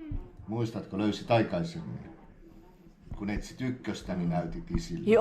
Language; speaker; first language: Finnish; native; Finnish